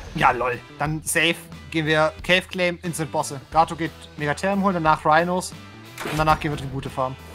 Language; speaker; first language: German; native; German